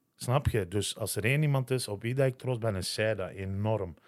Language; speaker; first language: Dutch; early bilingual, other home language; Turkish